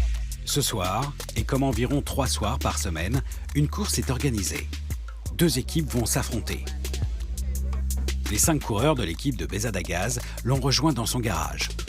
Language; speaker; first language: French; native; French